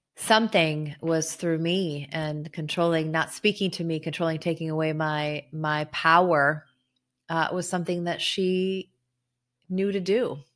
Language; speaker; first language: English; early bilingual, other home language; Hebrew